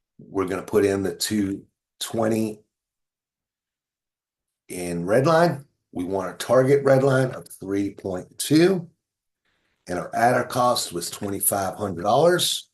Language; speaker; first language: English; native; English